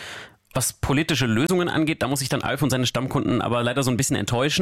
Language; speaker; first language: German; native; German